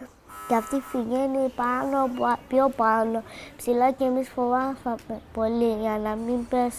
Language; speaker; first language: Greek; early bilingual, other home language; Persian